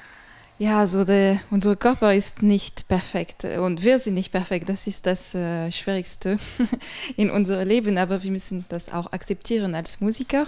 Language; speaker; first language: German; non-native, fluent; French